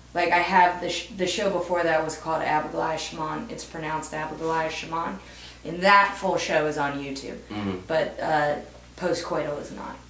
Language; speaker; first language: English; native; English